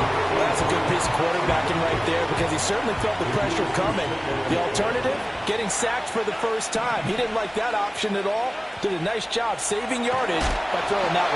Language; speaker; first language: English; native; English